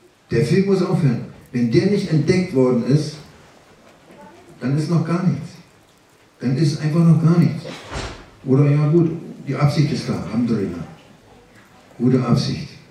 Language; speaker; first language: German; native; German